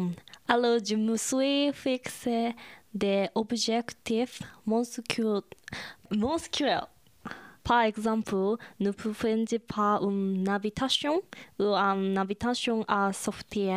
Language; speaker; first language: French; non-native, learner; Japanese